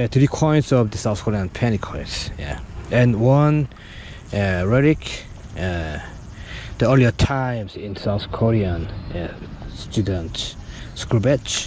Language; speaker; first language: English; non-native, learner; Korean